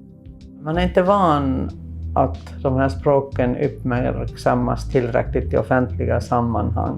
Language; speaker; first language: Swedish; non-native, local second language; Finnish